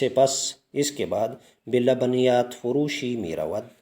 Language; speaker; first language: Persian; non-native, fluent; Urdu